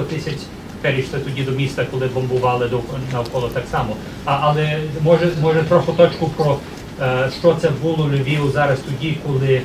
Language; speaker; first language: Ukrainian; early bilingual, heritage; Ukrainian